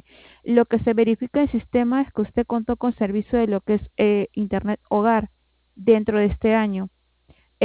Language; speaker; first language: Spanish; native; Spanish